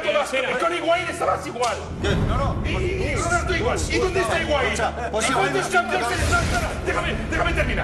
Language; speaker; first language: Spanish; native; Spanish